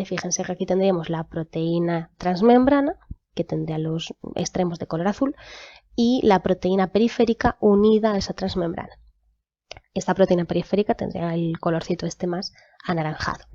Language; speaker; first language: Spanish; native; Spanish